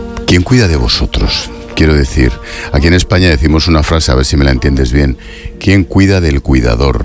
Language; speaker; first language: Spanish; native; Spanish